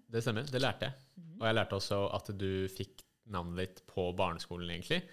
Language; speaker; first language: Norwegian; native; Norwegian